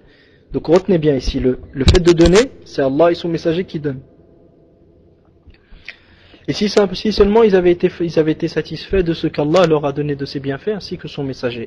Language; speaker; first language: French; native; French